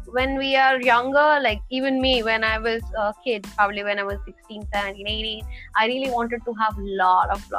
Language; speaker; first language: English; non-native, local second language; Telugu